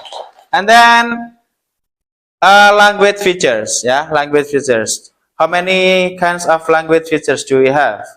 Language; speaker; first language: English; non-native, learner; Indonesian